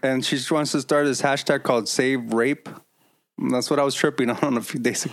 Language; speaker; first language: English; early bilingual, other home language; Spanish